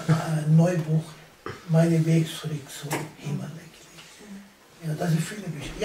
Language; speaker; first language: German; non-native, learner; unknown